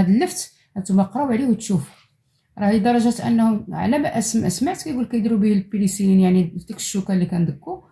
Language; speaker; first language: Arabic; native; Arabic